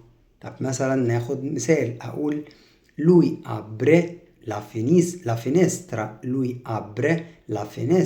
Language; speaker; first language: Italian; non-native, fluent; Arabic